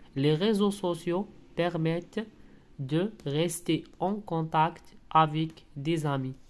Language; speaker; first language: French; non-native, local second language; Arabic